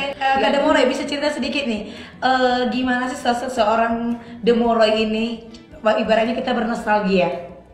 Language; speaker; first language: Indonesian; native; Indonesian